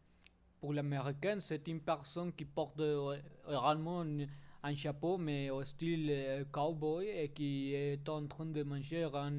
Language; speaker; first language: French; non-native, learner; Spanish